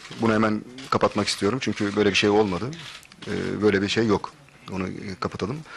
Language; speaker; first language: Turkish; native; Turkish